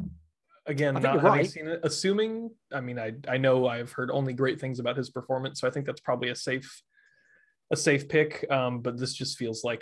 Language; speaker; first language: English; native; English